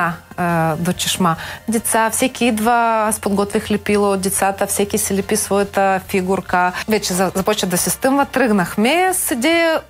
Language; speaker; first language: Bulgarian; non-native, fluent; Ukrainian